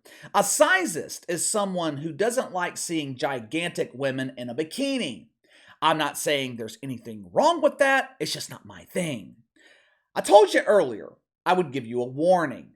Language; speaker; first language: English; native; English